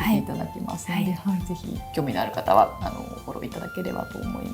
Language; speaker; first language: Japanese; native; Japanese